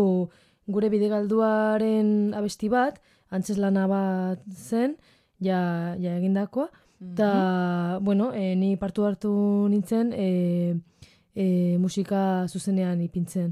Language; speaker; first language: Basque; non-native, local second language; Spanish